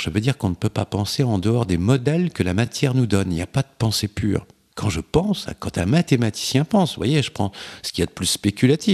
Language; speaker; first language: French; native; French